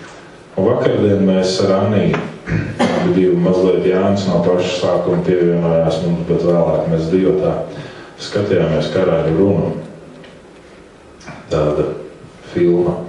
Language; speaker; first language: Latvian; native; Latvian